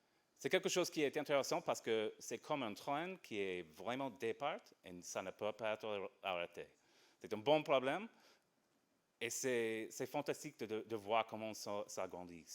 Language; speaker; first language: French; non-native, fluent; English